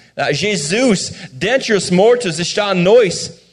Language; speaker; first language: Portuguese; non-native, fluent; English